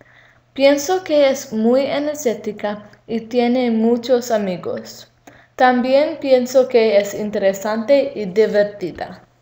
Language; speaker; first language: Spanish; non-native, learner; English